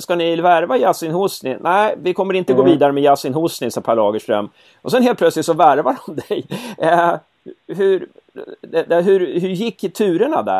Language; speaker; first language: Swedish; native; Swedish